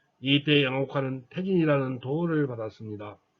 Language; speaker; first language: Korean; native; Korean